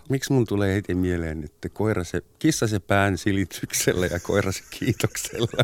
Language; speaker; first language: Finnish; non-native, fluent; German